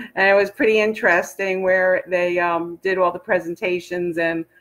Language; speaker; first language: English; native; English